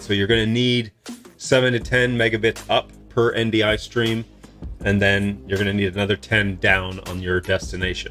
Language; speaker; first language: English; native; English